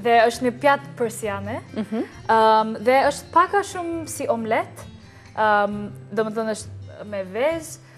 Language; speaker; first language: Albanian; non-native, learner; English